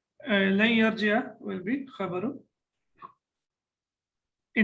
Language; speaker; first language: Arabic; non-native, fluent; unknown